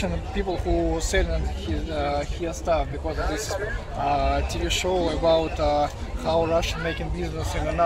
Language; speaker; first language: English; non-native, learner; Russian